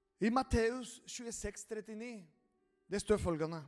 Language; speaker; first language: Norwegian; non-native, fluent; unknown